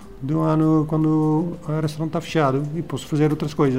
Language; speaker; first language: Portuguese; non-native, learner; Dutch